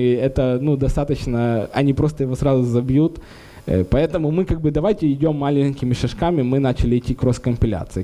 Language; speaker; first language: Russian; native; Russian